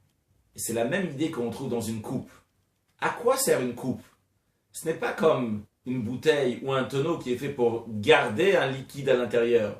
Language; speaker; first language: French; native; French